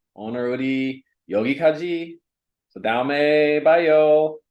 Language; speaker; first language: Korean; non-native, learner; English